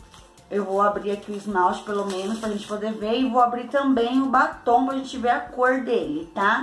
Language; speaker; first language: Portuguese; native; Portuguese